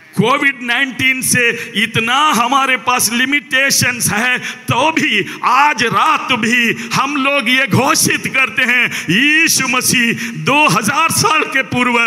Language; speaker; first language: Hindi; non-native, local second language; Malayalam